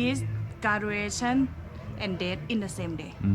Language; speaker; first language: English; non-native, learner; Thai